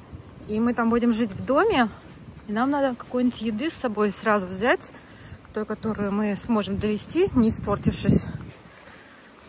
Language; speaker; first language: Russian; native; Russian